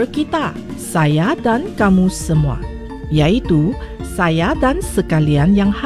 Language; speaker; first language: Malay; non-native, local second language; Chinese